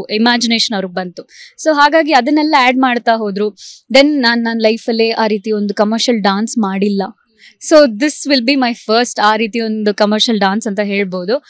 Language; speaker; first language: Kannada; native; Kannada